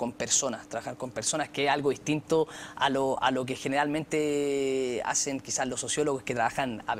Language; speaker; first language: Spanish; native; Spanish